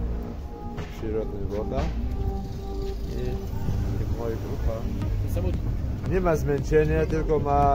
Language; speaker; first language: Polish; non-native, learner; Georgian